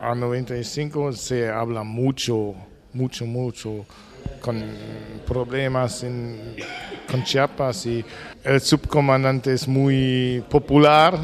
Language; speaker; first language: Spanish; non-native, learner; German